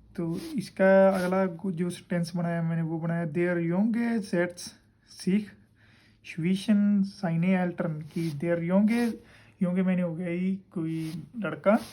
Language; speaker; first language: Hindi; non-native, local second language; Punjabi